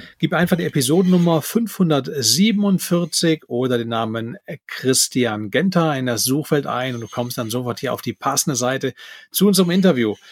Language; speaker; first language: German; native; German